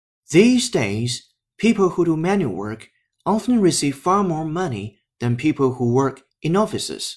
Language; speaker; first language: English; non-native, fluent; Chinese